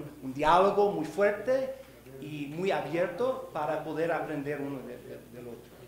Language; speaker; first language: Spanish; non-native, fluent; English